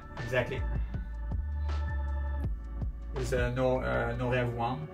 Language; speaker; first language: English; non-native, learner; French